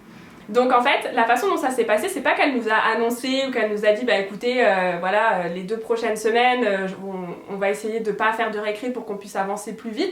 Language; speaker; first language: French; native; French